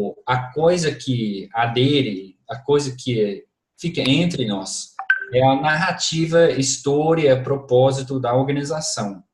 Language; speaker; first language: Portuguese; non-native, fluent; English